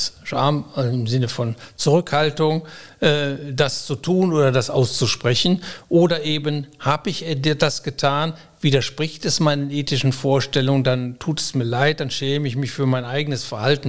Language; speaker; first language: German; native; German